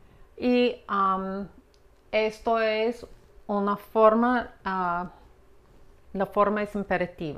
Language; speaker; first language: Spanish; non-native, fluent; English